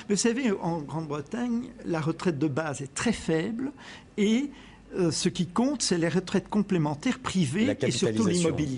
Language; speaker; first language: French; native; French